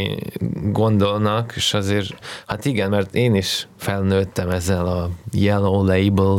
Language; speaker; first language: Hungarian; non-native, fluent; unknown